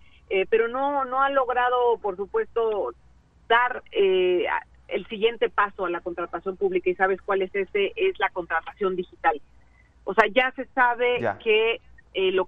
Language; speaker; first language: Spanish; native; Spanish